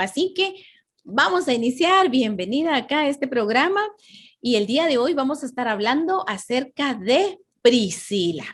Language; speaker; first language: Spanish; native; Spanish